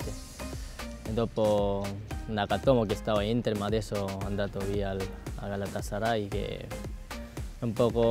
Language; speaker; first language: Italian; non-native, learner; Korean